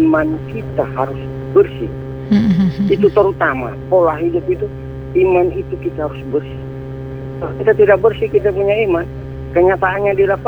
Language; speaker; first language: Indonesian; native; Indonesian